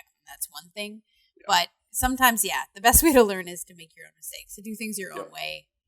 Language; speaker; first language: English; native; English